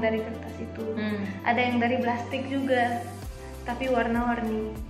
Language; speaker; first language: Indonesian; non-native, fluent; Arabic